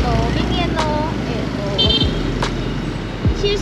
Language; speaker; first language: Japanese; non-native, learner; Vietnamese